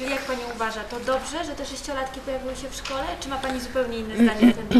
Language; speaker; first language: Polish; native; Polish